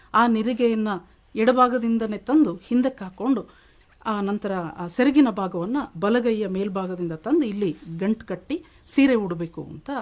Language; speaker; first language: Kannada; non-native, local second language; Kodava